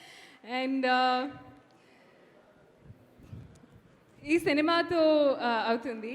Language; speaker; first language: Telugu; non-native, learner; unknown